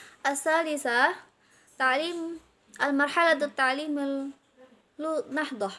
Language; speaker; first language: Arabic; non-native, learner; Indonesian